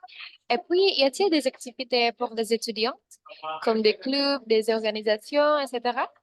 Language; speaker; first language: French; non-native, learner; Indonesian